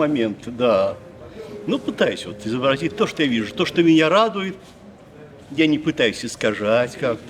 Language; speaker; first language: Russian; native; Russian